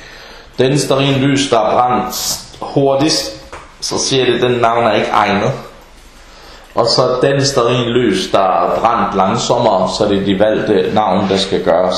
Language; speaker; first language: Danish; non-native, fluent; Arabic